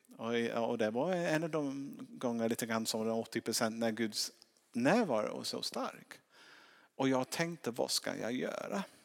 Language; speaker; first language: Swedish; non-native, fluent; English